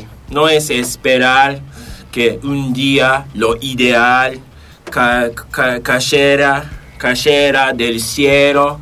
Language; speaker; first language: Spanish; non-native, fluent; Japanese